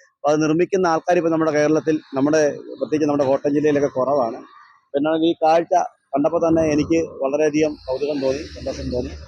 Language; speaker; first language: Malayalam; native; Malayalam